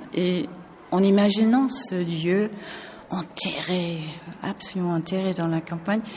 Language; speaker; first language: French; non-native, fluent; English